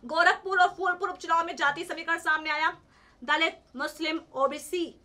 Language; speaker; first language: Hindi; native; Hindi